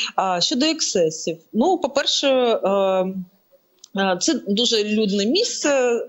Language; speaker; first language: Ukrainian; native; Ukrainian